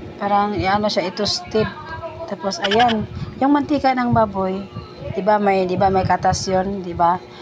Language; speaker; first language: Filipino; non-native, local second language; Cebuano